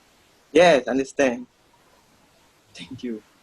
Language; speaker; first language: English; non-native, learner; Malay